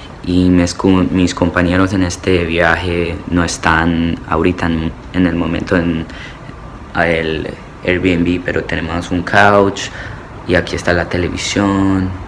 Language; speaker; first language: Spanish; early bilingual, heritage; Spanish